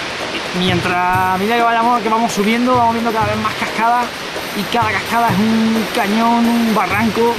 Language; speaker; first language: Spanish; native; Spanish